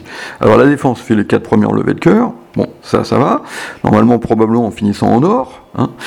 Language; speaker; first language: French; native; French